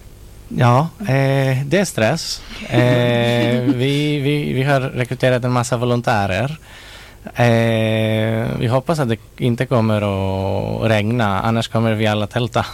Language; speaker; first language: Swedish; non-native, fluent; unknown